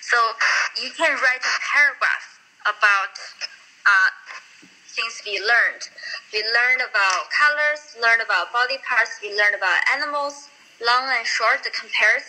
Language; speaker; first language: English; non-native, fluent; Chinese